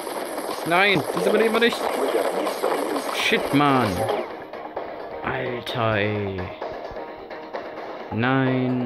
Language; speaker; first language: German; native; German